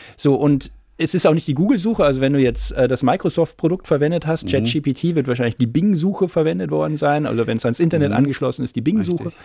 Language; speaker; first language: German; native; German